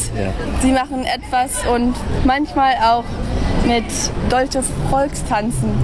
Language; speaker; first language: German; early bilingual, heritage; English